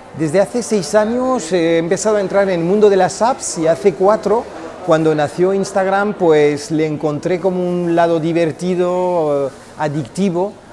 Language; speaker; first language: Spanish; early bilingual, heritage; Spanish